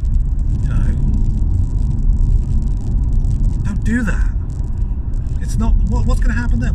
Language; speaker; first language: English; native; English